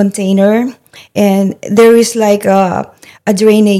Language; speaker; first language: English; non-native, local second language; Filipino